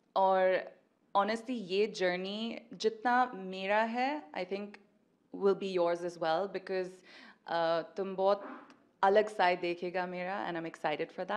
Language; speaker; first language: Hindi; early bilingual, heritage; Hindi